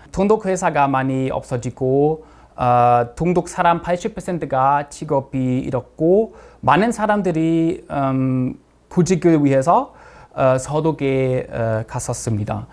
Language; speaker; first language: Korean; non-native, fluent; German